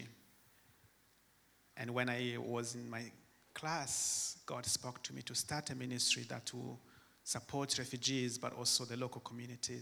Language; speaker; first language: English; non-native, fluent; Rundi